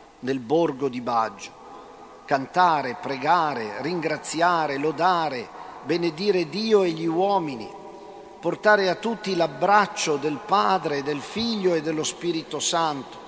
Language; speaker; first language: Italian; native; Italian